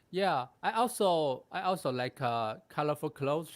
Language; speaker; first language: English; non-native, learner; Chinese